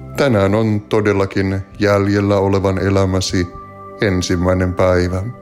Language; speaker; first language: Finnish; native; Finnish